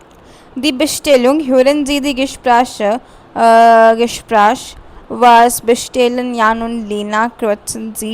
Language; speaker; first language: German; non-native, fluent; Hindi